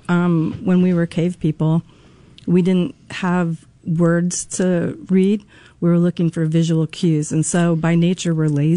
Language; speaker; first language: English; native; English